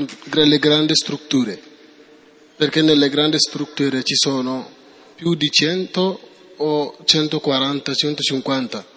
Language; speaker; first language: Italian; non-native, learner; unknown